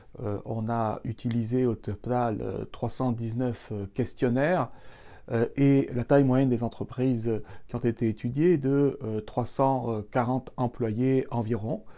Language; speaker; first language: French; native; French